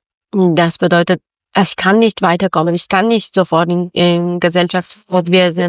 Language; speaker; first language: German; non-native, learner; Persian